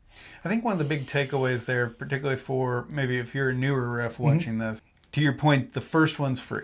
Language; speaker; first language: English; native; English